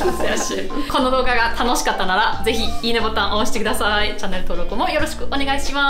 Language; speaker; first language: German; native; German